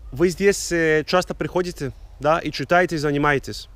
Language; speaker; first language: Russian; non-native, fluent; Greek